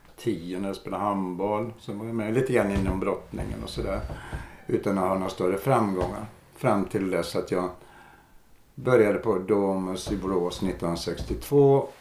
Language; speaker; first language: Swedish; native; Swedish